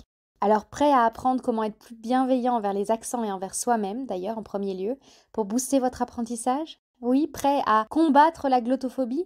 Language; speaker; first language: French; native; French